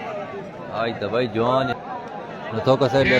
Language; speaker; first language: Hindi; non-native, local second language; Punjabi